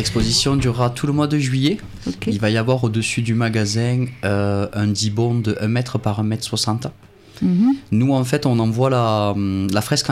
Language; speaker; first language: French; native; French